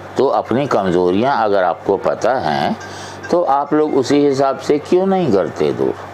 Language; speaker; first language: Hindi; non-native, local second language; Punjabi